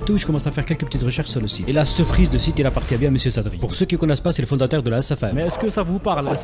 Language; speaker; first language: French; native; French